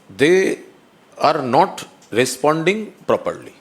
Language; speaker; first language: English; non-native, local second language; Bangla